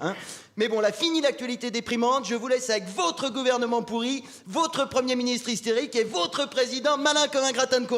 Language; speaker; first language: French; native; French